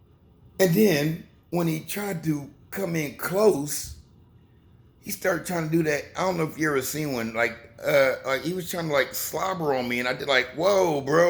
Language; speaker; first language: English; native; English